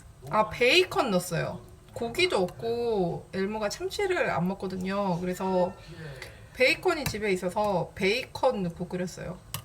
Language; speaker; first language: Korean; native; Korean